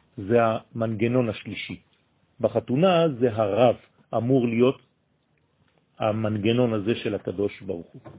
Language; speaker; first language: Hebrew; non-native, fluent; French